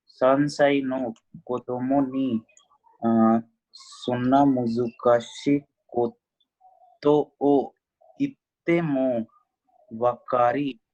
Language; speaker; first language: Japanese; non-native, learner; Hindi